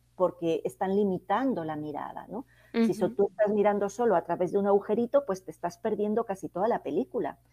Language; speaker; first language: Spanish; native; Spanish